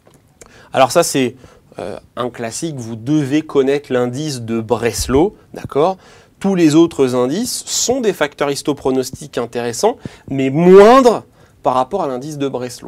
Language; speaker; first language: French; native; French